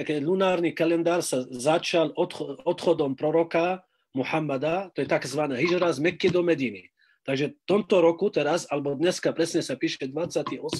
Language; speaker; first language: Slovak; non-native, fluent; Arabic